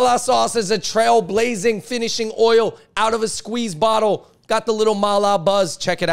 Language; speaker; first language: English; native; English